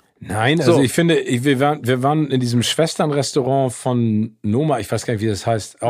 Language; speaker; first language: German; native; German